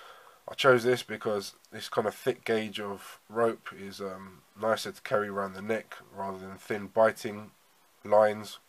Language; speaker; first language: English; native; English